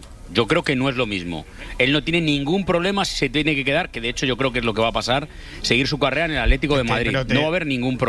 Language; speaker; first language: Spanish; native; Spanish